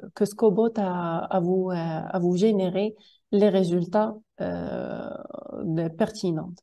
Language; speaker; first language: French; non-native, local second language; Arabic